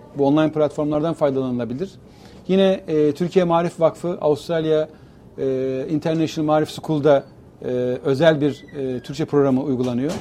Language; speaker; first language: Turkish; native; Turkish